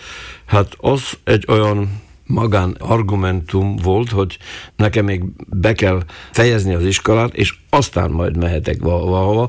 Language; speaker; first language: Hungarian; non-native, local second language; Slovak